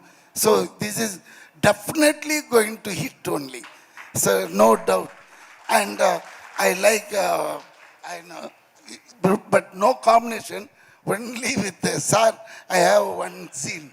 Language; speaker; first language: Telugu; non-native, learner; Tamil